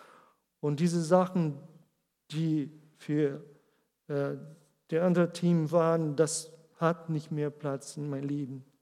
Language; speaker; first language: German; non-native, learner; Portuguese